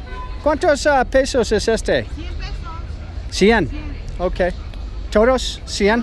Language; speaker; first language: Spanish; non-native, learner; English